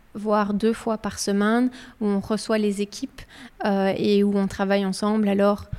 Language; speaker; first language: French; native; French